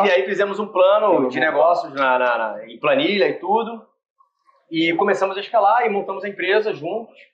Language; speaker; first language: Portuguese; native; Portuguese